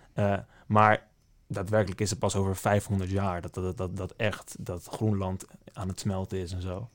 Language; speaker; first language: Dutch; native; Dutch